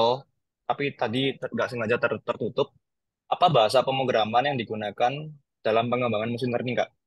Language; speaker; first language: Indonesian; native; Indonesian